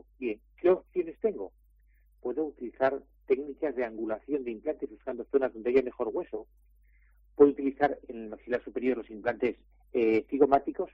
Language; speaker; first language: Spanish; native; Spanish